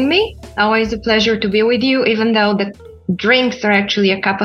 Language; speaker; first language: English; non-native, fluent; Bulgarian